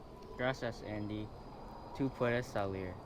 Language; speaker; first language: Spanish; non-native, learner; English